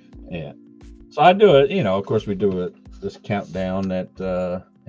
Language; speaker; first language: English; native; English